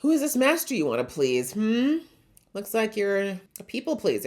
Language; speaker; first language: English; native; English